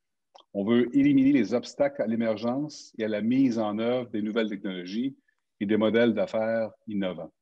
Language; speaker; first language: French; native; French